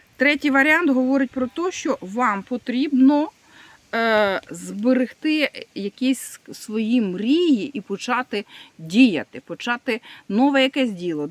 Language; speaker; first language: Ukrainian; non-native, local second language; Russian